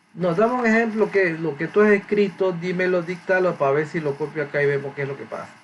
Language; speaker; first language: Spanish; native; Spanish